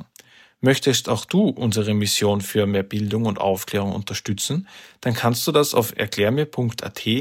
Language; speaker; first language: German; native; German